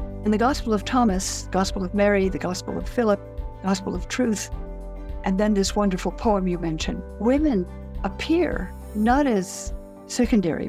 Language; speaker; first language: English; native; English